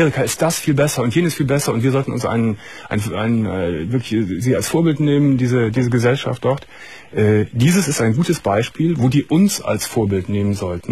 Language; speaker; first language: German; native; German